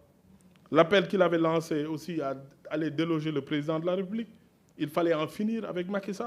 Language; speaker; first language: French; non-native, local second language; Wolof